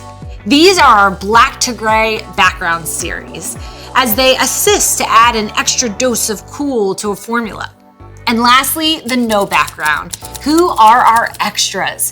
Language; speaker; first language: English; native; English